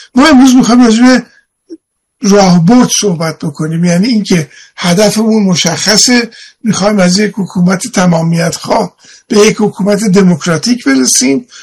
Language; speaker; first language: Persian; native; Persian